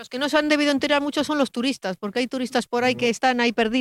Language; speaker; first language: Spanish; native; Spanish